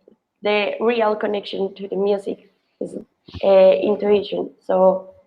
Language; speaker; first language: English; non-native, fluent; Spanish